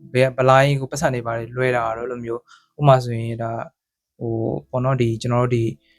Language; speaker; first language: Burmese; native; Burmese